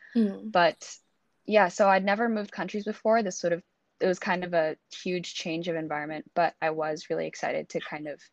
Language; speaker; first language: English; native; English